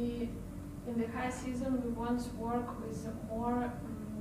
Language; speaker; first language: English; non-native, learner; Russian